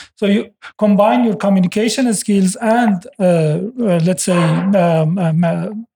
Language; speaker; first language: English; non-native, fluent; Persian